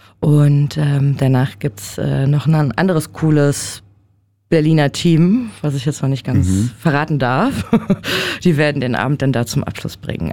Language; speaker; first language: German; native; German